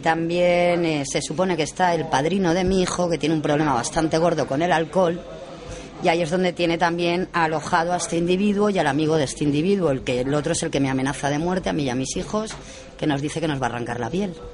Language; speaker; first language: Spanish; native; Spanish